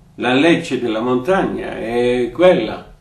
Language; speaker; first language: Italian; non-native, fluent; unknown